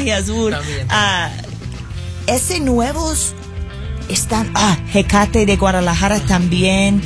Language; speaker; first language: Spanish; non-native, fluent; English